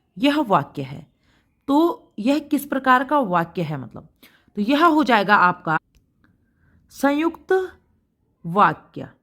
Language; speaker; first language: Hindi; native; Hindi